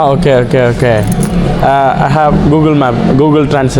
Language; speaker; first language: English; non-native, learner; Malayalam